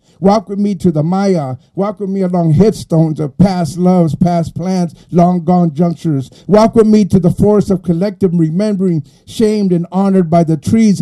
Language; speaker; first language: English; early bilingual, other home language; Spanish